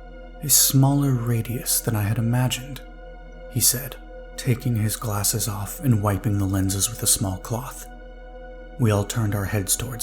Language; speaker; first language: English; native; English